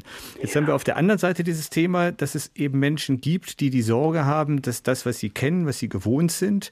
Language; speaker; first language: German; native; German